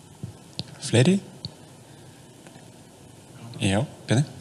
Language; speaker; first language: Icelandic; native; Icelandic